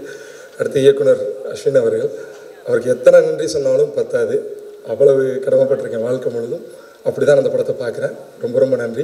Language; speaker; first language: Tamil; native; Tamil